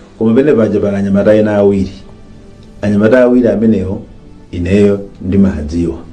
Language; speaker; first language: Nyanja; native; Nyanja